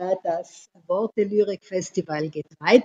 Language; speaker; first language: German; native; German